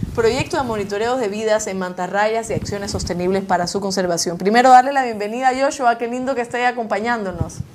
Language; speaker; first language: Spanish; native; Spanish